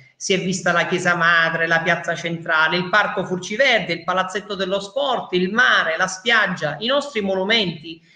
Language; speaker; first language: Italian; early bilingual, heritage; Italian